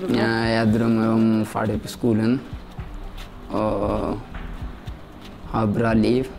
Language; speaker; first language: Norwegian; early bilingual, other home language; Persian